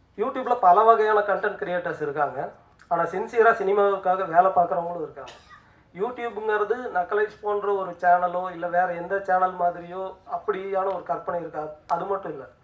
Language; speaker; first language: Tamil; native; Tamil